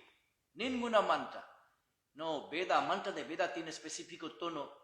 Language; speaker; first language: Spanish; non-native, learner; Bangla